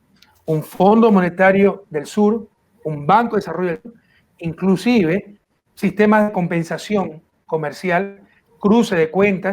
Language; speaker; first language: Spanish; native; Spanish